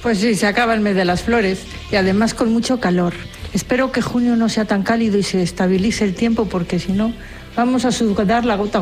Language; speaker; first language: Spanish; native; Spanish